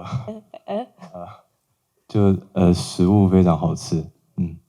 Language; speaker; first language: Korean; non-native, learner; Chinese